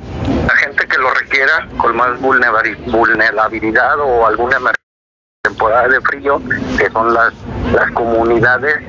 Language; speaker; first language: Spanish; native; Spanish